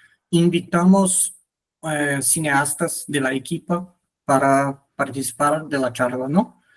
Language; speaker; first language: Spanish; non-native, fluent; Portuguese